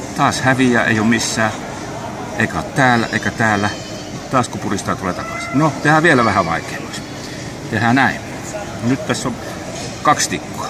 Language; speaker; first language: Finnish; native; Finnish